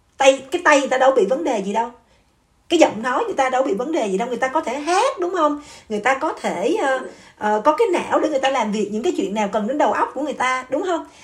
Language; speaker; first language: Vietnamese; native; Vietnamese